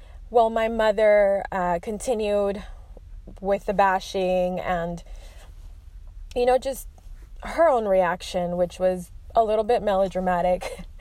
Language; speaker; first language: English; early bilingual, other home language; Spanish